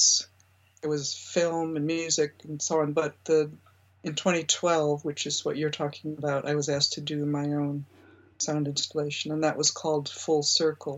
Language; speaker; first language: English; native; English